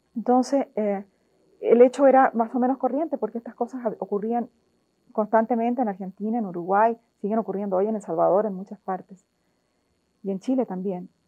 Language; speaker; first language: Spanish; native; Spanish